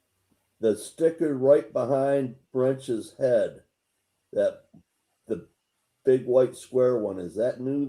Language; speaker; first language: English; native; English